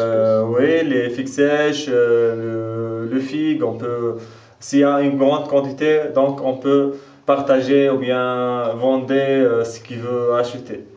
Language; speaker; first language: French; non-native, local second language; Arabic